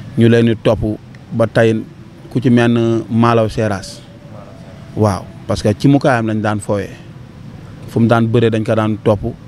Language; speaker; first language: Wolof; non-native, local second language; Jola-Fonyi